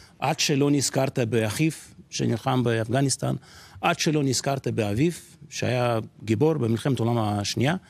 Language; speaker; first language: Hebrew; non-native, fluent; Russian